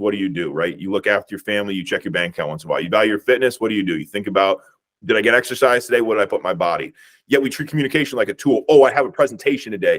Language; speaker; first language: English; native; English